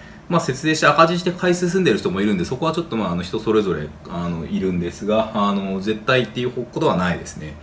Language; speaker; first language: Japanese; native; Japanese